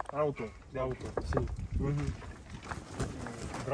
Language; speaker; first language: Spanish; non-native, learner; Russian